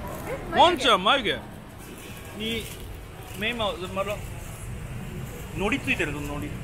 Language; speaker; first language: Japanese; native; Japanese